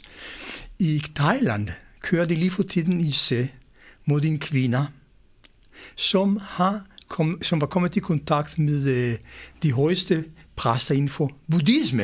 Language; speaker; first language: Danish; non-native, fluent; Hebrew